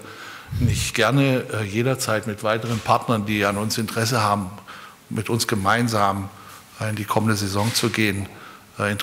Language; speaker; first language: German; native; German